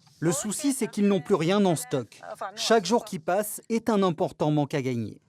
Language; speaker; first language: French; native; French